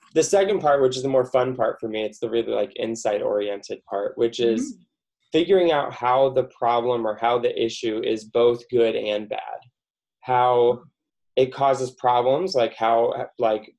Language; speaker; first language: English; native; English